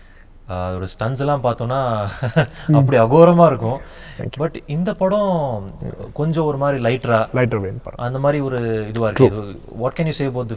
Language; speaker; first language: Tamil; native; Tamil